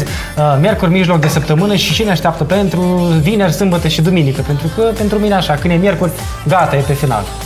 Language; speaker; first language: Romanian; native; Romanian